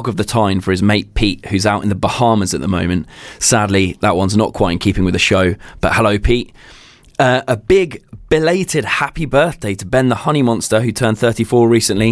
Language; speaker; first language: English; native; English